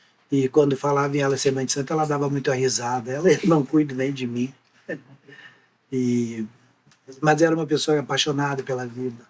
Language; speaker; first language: Portuguese; native; Portuguese